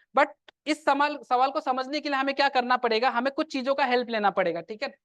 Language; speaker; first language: Hindi; non-native, local second language; Assamese